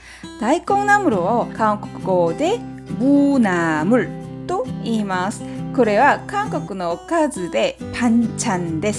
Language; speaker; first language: Japanese; non-native, fluent; Korean